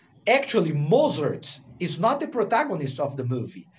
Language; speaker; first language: English; non-native, fluent; Portuguese